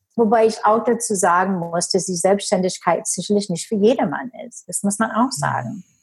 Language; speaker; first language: German; non-native, fluent; English